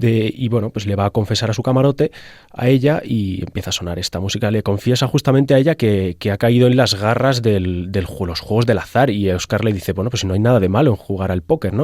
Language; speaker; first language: Spanish; native; Spanish